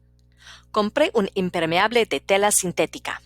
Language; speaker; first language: Spanish; non-native, fluent; English